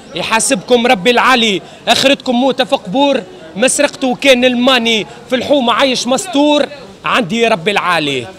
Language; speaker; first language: Arabic; native; Arabic